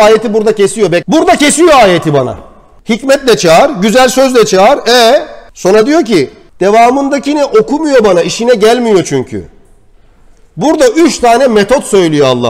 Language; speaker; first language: Turkish; native; Turkish